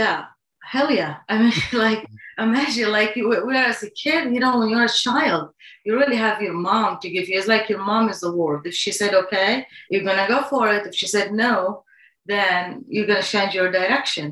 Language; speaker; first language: English; non-native, fluent; Arabic